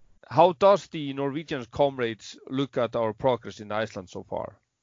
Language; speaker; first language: English; non-native, learner; Icelandic